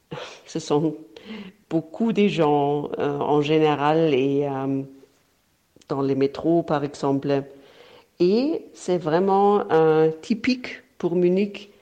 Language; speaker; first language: French; non-native, fluent; German